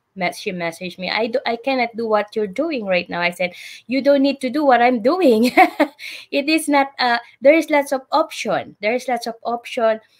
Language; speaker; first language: English; non-native, local second language; Filipino